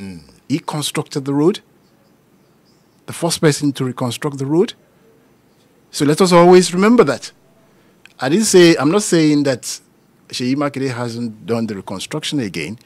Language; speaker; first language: English; non-native, local second language; Yoruba